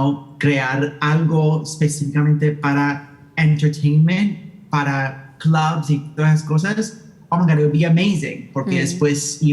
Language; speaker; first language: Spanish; early bilingual, heritage; Spanish